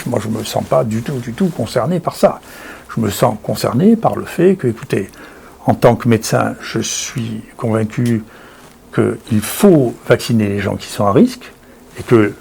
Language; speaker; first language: French; native; French